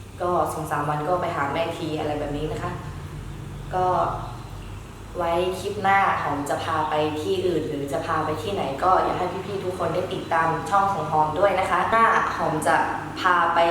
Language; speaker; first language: Thai; early bilingual, other home language; Shan